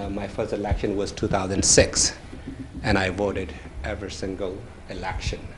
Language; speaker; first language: English; non-native, fluent; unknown